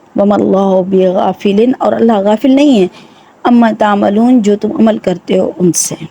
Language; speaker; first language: Urdu; non-native, local second language; Sindhi